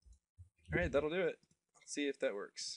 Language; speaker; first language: English; native; English